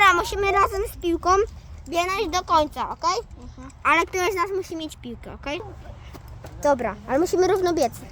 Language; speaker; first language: Polish; native; Polish